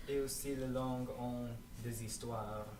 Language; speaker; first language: French; non-native, learner; English